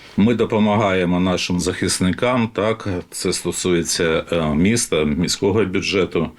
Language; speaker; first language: Ukrainian; native; Ukrainian